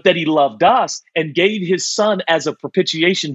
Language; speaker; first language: English; native; English